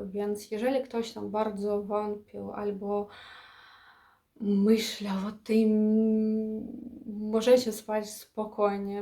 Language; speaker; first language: Polish; non-native, fluent; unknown